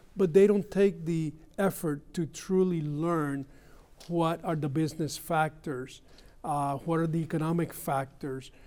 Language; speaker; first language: English; early bilingual, other home language; Spanish